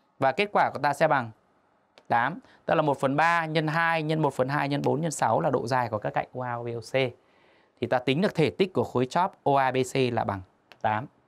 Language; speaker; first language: Vietnamese; native; Vietnamese